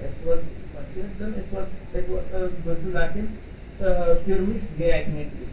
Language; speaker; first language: German; non-native, learner; Hindi